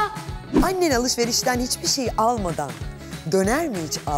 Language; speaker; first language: Turkish; native; Turkish